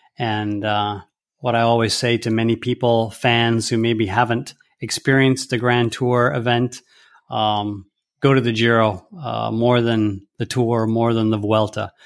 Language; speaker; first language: English; early bilingual, heritage; English